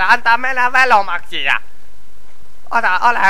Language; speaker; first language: Finnish; non-native, learner; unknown